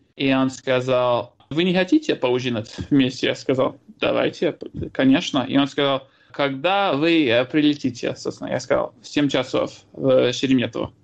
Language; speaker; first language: Russian; non-native, fluent; English